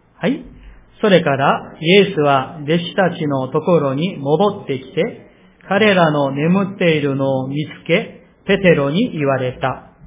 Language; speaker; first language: Japanese; non-native, fluent; Korean